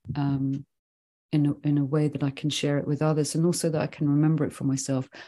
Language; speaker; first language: English; early bilingual, other home language; Swedish